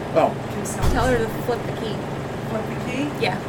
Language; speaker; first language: English; native; English